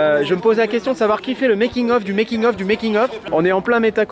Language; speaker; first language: French; native; French